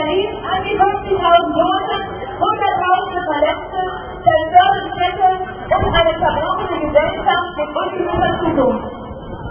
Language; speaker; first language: German; native; German